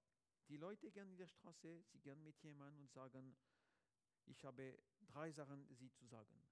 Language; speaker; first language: German; non-native, learner; French